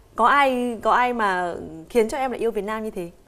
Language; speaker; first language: Vietnamese; native; Vietnamese